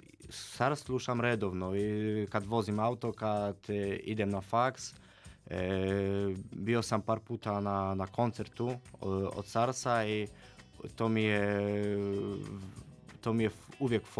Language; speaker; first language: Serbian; non-native, fluent; Polish